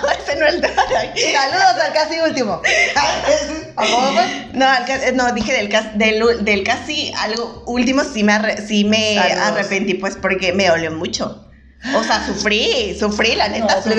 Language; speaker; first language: Spanish; native; Spanish